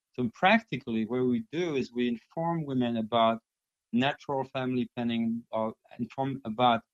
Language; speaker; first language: English; non-native, fluent; French